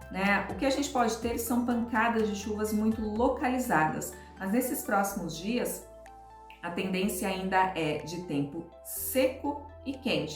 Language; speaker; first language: Portuguese; native; Portuguese